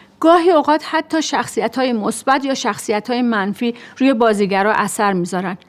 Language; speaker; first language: Persian; native; Persian